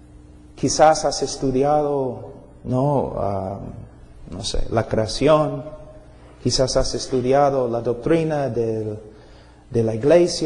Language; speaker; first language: Spanish; non-native, fluent; English